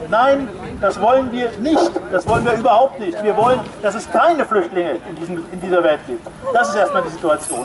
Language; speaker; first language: German; native; German